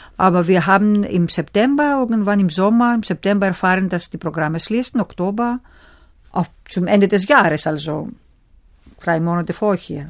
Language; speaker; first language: German; non-native, fluent; Greek